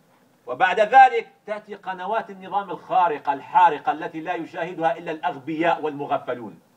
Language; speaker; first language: Arabic; native; Arabic